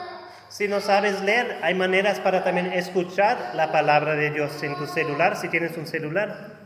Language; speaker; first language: Spanish; non-native, fluent; German